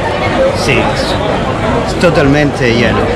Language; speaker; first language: Spanish; non-native, learner; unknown